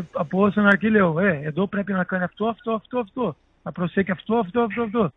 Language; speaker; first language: Greek; non-native, learner; Portuguese